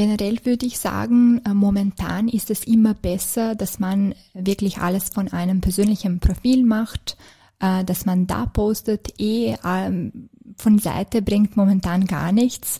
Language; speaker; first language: German; non-native, fluent; Serbian